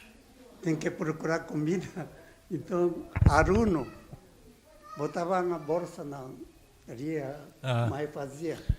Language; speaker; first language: Portuguese; non-native, learner; Japanese